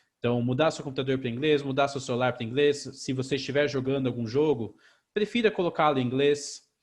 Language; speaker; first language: Portuguese; native; Portuguese